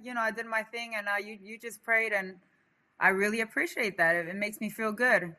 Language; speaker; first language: English; early bilingual, other home language; Spanish